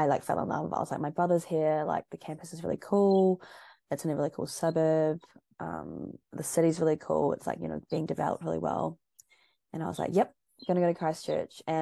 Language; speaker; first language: English; native; English